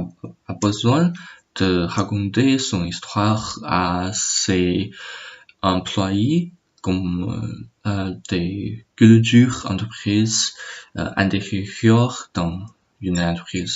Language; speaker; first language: French; non-native, learner; Chinese